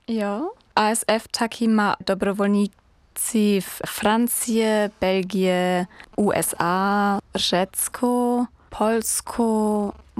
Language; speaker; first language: Czech; non-native, learner; German